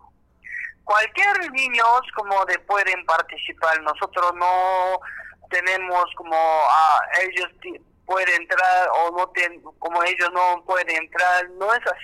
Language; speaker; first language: Spanish; non-native, learner; Korean